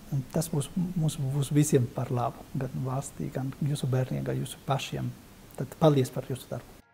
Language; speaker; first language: Latvian; non-native, fluent; Spanish